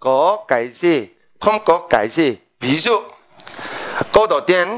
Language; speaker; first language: Vietnamese; non-native, fluent; Korean